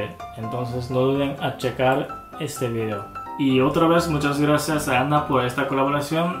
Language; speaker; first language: Spanish; non-native, fluent; Japanese